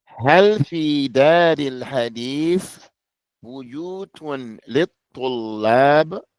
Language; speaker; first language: Arabic; non-native, fluent; English